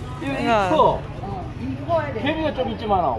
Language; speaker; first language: Korean; native; Korean